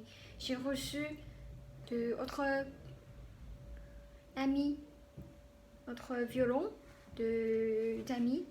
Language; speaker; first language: French; non-native, learner; Korean